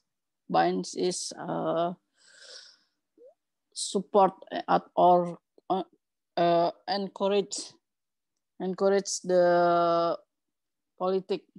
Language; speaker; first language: English; non-native, learner; Indonesian